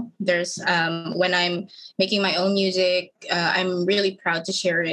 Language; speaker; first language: English; non-native, local second language; Filipino